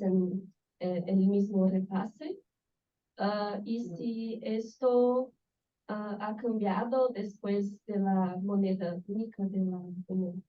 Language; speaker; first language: Spanish; non-native, learner; Portuguese